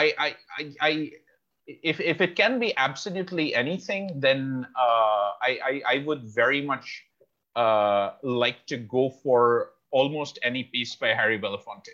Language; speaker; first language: English; non-native, local second language; Bangla